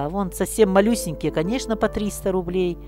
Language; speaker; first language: Russian; native; Russian